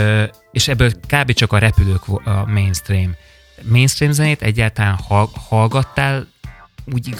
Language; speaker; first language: Hungarian; native; Hungarian